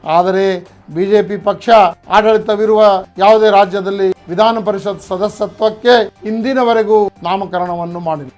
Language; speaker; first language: Kannada; non-native, local second language; Lambadi